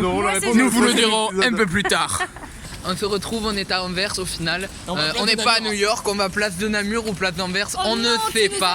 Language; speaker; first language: French; native; French